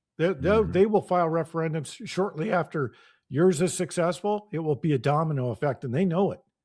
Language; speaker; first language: English; native; English